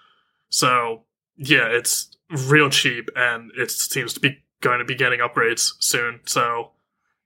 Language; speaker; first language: English; native; English